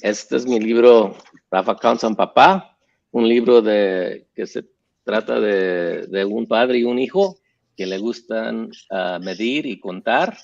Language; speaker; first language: Spanish; early bilingual, heritage; English